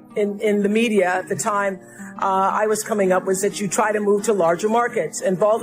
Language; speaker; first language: English; native; English